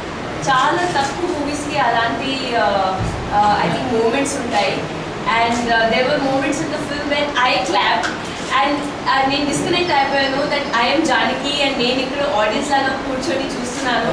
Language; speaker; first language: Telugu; non-native, local second language; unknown